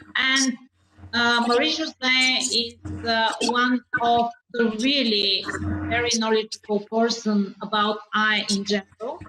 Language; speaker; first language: English; non-native, fluent; Bulgarian